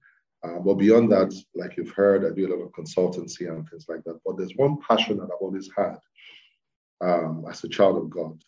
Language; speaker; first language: English; non-native, local second language; Yoruba